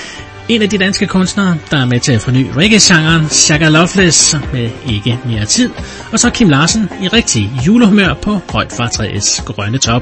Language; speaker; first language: Danish; native; Danish